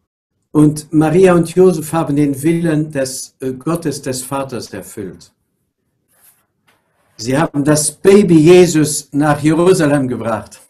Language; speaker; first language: German; non-native, local second language; Luxembourgish